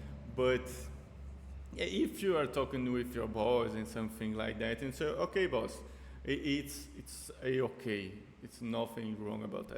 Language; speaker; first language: English; non-native, fluent; Portuguese